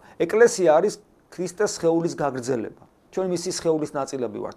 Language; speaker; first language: Georgian; native; Georgian